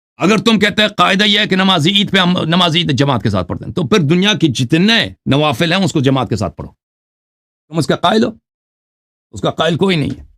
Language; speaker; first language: Urdu; non-native, fluent; Persian